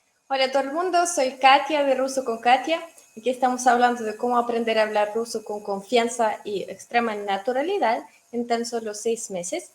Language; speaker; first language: Spanish; non-native, fluent; Russian